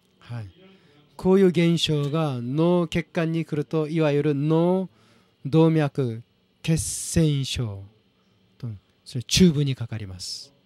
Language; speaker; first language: Japanese; non-native, fluent; Korean